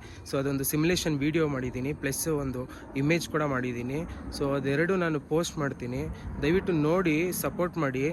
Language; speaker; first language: Kannada; native; Kannada